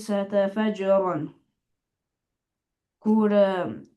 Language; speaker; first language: Arabic; non-native, learner; Albanian